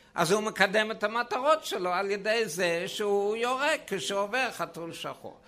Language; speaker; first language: Hebrew; non-native, fluent; German